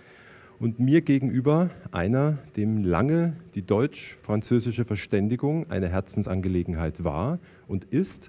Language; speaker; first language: German; native; German